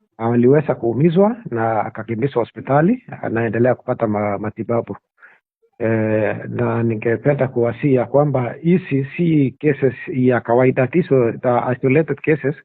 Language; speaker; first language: Swahili; non-native, local second language; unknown